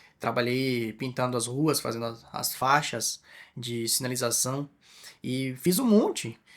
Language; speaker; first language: Portuguese; non-native, fluent; Spanish